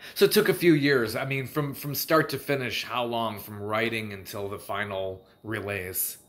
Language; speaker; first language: English; native; English